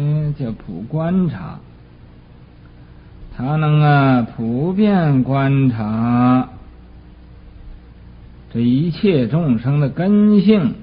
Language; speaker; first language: Chinese; native; Chinese